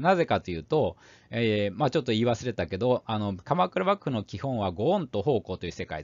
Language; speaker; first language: Japanese; native; Japanese